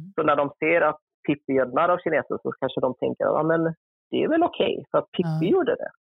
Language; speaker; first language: Swedish; early bilingual, other home language; Vietnamese